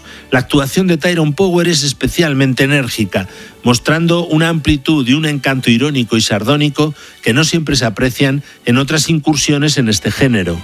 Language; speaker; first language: Spanish; native; Spanish